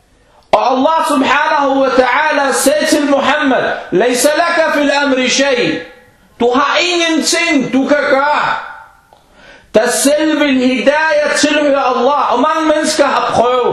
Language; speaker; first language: Danish; non-native, fluent; Arabic